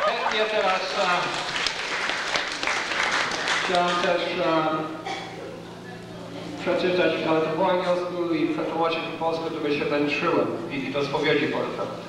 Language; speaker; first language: Polish; early bilingual, heritage; English